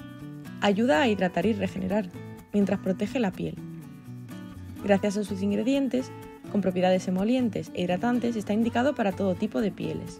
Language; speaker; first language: Spanish; native; Spanish